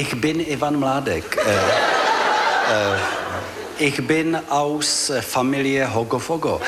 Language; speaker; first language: German; non-native, learner; Czech